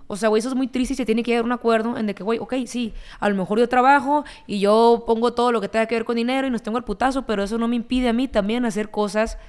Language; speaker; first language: Spanish; native; Spanish